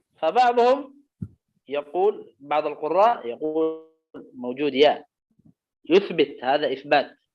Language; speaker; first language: Arabic; native; Arabic